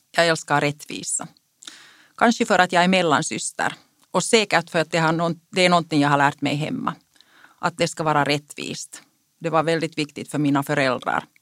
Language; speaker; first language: Swedish; non-native, local second language; Finnish